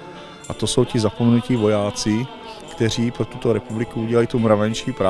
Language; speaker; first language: Czech; native; Czech